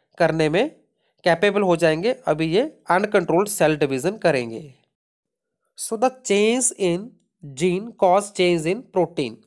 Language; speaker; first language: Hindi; non-native, local second language; Punjabi